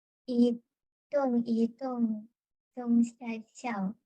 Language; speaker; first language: Chinese; non-native, learner; English